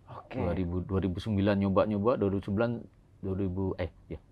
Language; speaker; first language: Indonesian; native; Indonesian